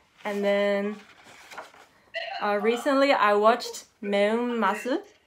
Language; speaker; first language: English; native; English